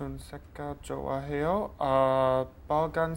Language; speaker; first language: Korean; non-native, learner; English